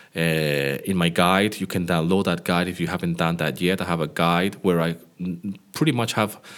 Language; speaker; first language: English; non-native, fluent; Greek